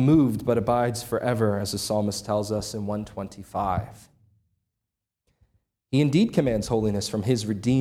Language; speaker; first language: English; native; English